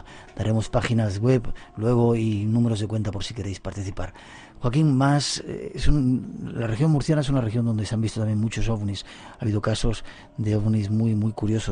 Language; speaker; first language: Spanish; native; Spanish